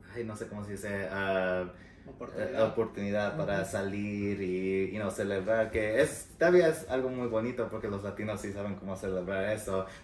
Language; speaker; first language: Spanish; early bilingual, heritage; Spanish